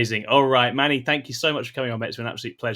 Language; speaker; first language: English; native; English